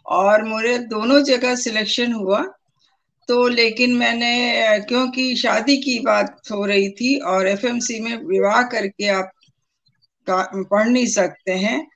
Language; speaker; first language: Hindi; native; Hindi